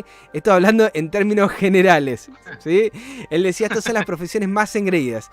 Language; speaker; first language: Spanish; native; Spanish